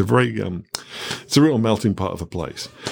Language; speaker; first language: English; native; English